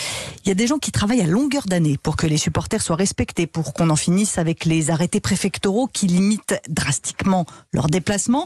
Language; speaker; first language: French; native; French